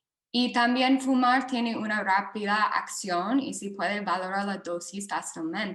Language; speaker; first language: Spanish; non-native, fluent; English